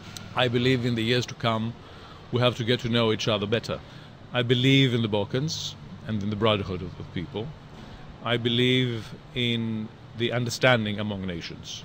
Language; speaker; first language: English; non-native, fluent; Greek